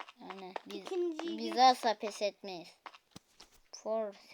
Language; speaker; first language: Turkish; native; Turkish